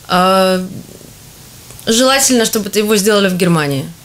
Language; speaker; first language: Russian; native; Russian